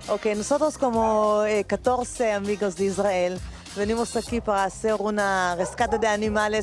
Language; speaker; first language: Spanish; non-native, learner; Hebrew